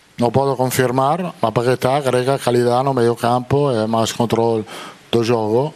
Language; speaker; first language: Portuguese; non-native, fluent; Italian